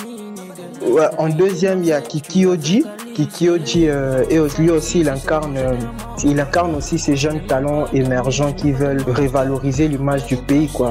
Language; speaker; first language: French; non-native, local second language; Lingala